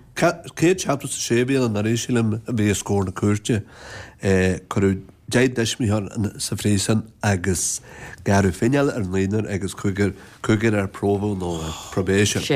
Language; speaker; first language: Irish; native; Irish